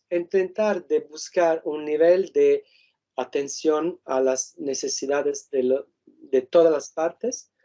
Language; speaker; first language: Spanish; non-native, fluent; Italian